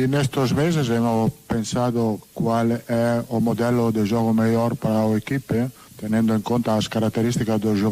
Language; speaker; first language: Portuguese; non-native, learner; Italian